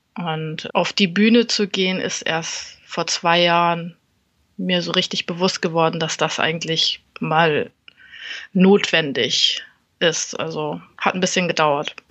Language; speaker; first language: German; early bilingual, other home language; Vietnamese